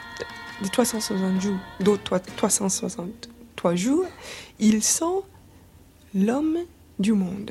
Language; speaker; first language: French; non-native, fluent; English